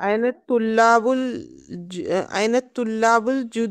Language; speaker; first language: Arabic; non-native, learner; Urdu